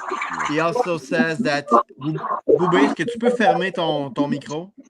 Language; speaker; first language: French; native; French